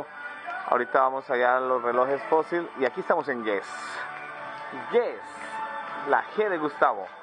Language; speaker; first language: Spanish; native; Spanish